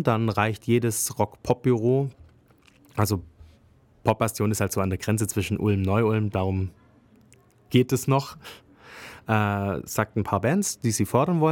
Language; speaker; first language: German; native; German